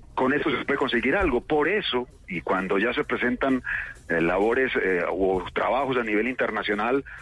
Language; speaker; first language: Spanish; native; Spanish